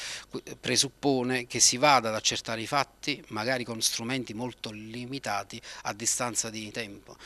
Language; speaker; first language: Italian; native; Italian